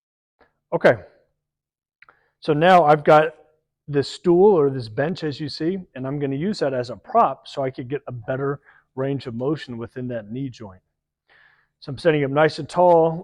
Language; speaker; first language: English; native; English